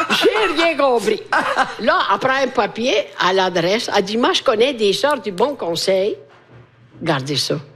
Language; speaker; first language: French; non-native, fluent; Italian